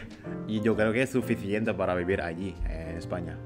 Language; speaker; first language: Spanish; non-native, fluent; Indonesian